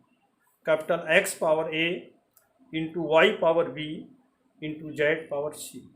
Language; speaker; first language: Hindi; native; Hindi